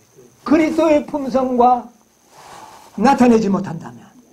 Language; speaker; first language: Korean; native; Korean